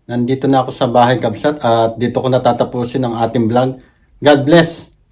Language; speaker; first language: Filipino; non-native, local second language; Iloko